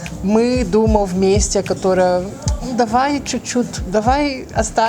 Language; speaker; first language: Russian; non-native, learner; Portuguese